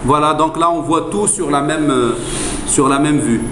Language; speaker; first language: French; non-native, local second language; Arabic